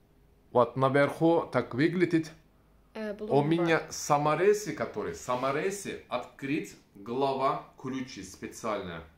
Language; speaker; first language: Russian; non-native, learner; Turkish